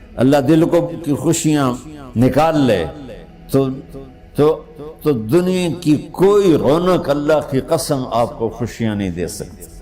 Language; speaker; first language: Urdu; non-native, local second language; Punjabi